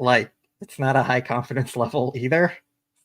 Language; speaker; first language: English; native; English